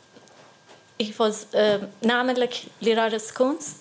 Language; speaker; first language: Dutch; non-native, learner; Persian